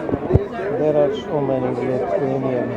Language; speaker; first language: English; non-native, fluent; Urdu